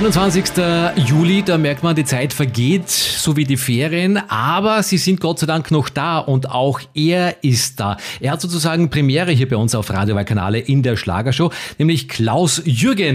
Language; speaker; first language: German; native; German